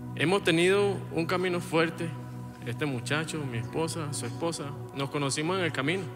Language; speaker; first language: Spanish; native; Spanish